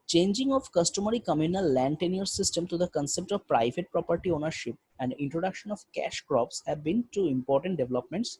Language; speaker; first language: English; non-native, local second language; Bangla